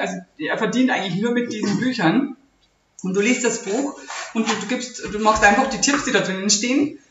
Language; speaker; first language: German; native; German